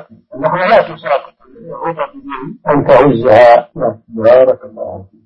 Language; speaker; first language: Arabic; native; Arabic